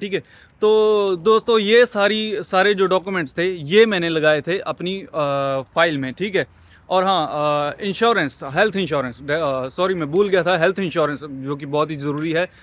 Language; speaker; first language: Hindi; non-native, local second language; Punjabi